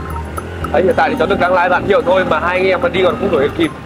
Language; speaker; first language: Vietnamese; native; Vietnamese